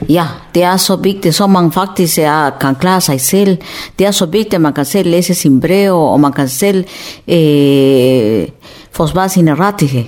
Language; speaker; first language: Danish; non-native, fluent; Spanish